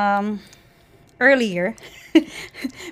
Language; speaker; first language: English; non-native, local second language; Cebuano